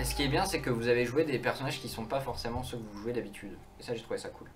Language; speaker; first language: French; native; French